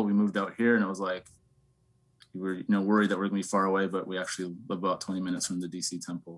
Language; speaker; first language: English; native; English